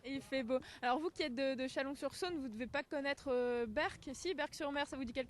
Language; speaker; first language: French; native; French